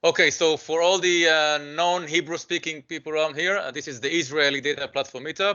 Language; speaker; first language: English; non-native, fluent; Hebrew